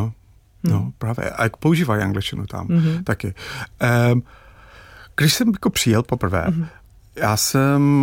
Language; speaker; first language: Czech; non-native, fluent; English